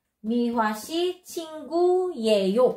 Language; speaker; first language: Korean; non-native, fluent; Filipino